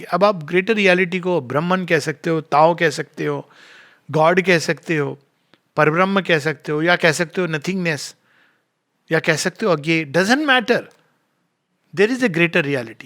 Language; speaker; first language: Hindi; native; Hindi